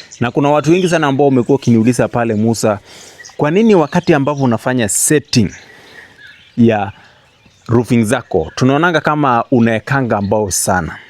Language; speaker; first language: Swahili; native; Swahili